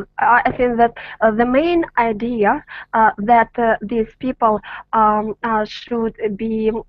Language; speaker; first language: English; non-native, learner; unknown